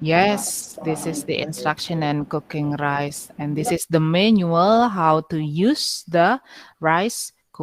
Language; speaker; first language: English; non-native, fluent; Indonesian